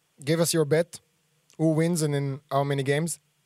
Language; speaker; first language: English; non-native, fluent; Hebrew